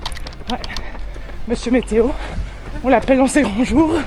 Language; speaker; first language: French; native; French